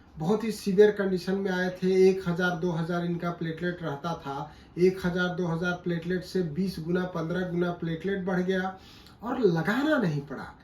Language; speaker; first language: Hindi; native; Hindi